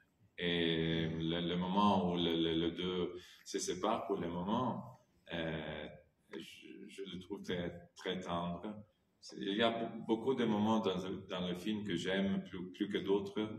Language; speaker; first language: French; non-native, fluent; Italian